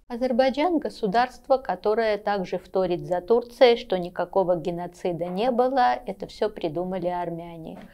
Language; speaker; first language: Russian; non-native, local second language; Armenian